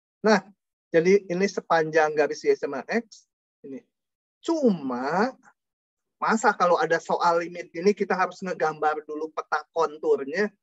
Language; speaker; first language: Indonesian; non-native, local second language; Sundanese